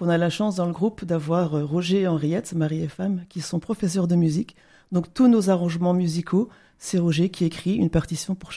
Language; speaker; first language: French; native; French